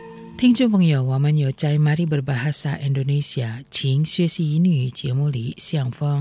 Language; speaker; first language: Chinese; non-native, fluent; Indonesian